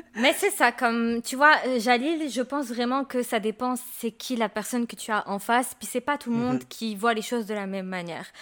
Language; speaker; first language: French; native; French